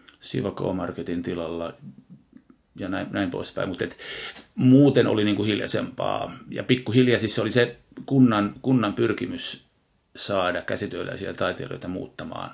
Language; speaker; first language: Finnish; native; Finnish